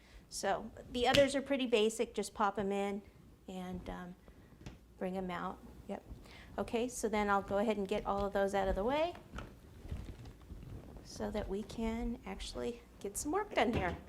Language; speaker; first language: English; native; English